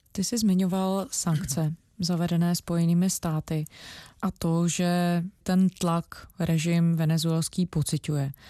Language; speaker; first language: Czech; native; Czech